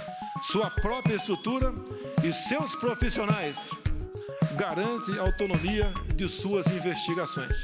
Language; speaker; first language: Portuguese; native; Portuguese